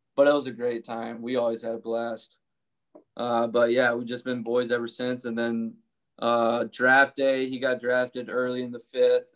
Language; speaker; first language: English; native; English